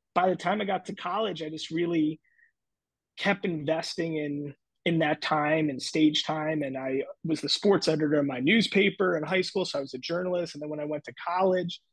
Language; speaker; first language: English; native; English